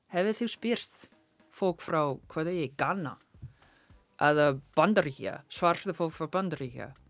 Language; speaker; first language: Icelandic; non-native, learner; English